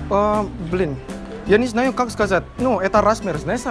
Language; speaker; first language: Russian; non-native, learner; Indonesian